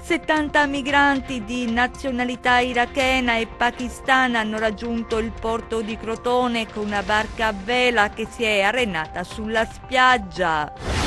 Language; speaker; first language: Italian; native; Italian